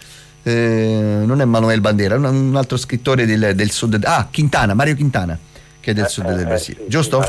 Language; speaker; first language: Italian; native; Italian